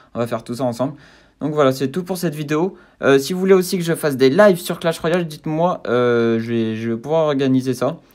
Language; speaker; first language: French; native; French